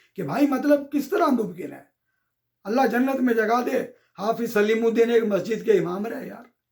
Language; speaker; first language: Urdu; native; Urdu